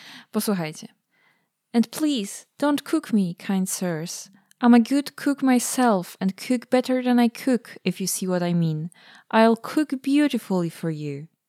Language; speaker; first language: English; non-native, fluent; Polish